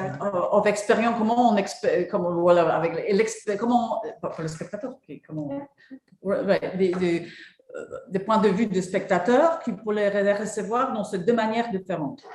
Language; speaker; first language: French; non-native, fluent; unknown